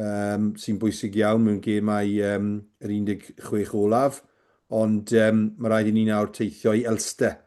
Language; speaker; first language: Welsh; native; Welsh